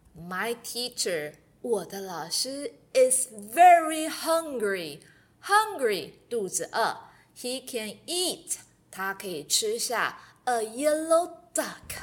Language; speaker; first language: English; non-native, fluent; Chinese